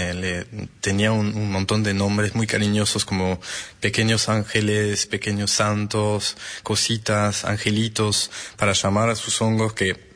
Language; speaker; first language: Spanish; non-native, fluent; French